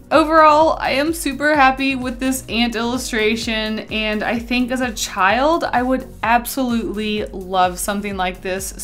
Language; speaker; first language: English; native; English